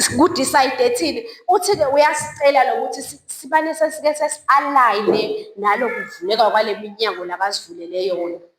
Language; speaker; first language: Zulu; non-native, local second language; Swati